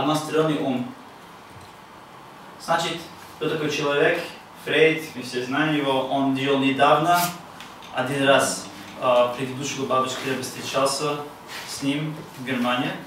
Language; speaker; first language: Russian; non-native, learner; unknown